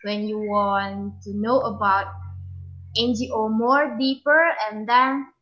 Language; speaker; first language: English; non-native, learner; Indonesian